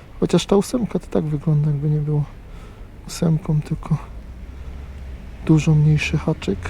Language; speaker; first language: Polish; native; Polish